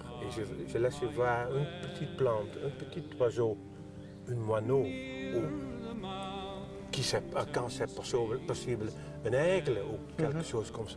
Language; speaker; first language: French; non-native, learner; Dutch